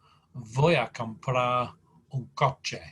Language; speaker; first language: Spanish; non-native, learner; English